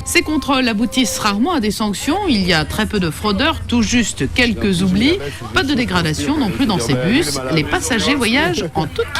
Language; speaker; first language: French; native; French